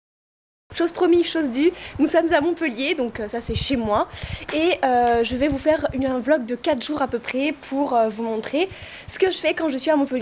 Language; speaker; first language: French; native; French